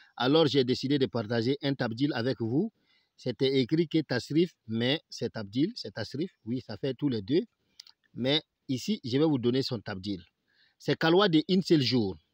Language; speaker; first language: French; non-native, local second language; Bambara